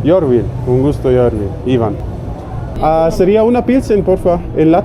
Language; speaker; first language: Spanish; non-native, learner; German